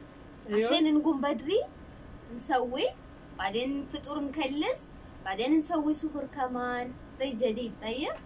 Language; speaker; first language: Arabic; non-native, learner; Amharic